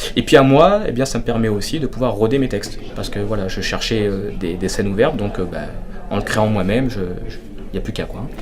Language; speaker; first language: French; native; French